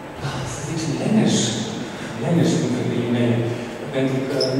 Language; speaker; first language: Romanian; non-native, fluent; German